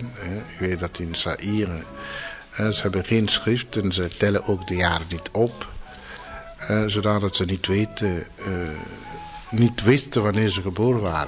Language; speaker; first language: Dutch; non-native, fluent; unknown